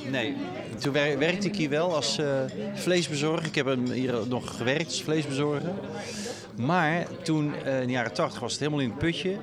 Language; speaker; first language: Dutch; native; Dutch